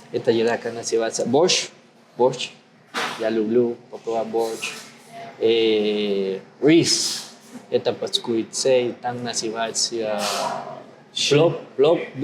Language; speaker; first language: Russian; non-native, learner; Spanish